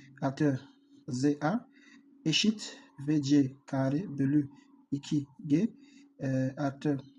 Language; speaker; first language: Turkish; non-native, learner; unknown